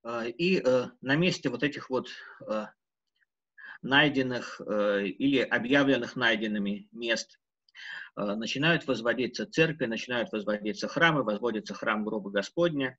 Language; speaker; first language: Russian; native; Russian